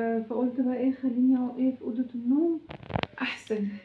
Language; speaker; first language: Arabic; native; Arabic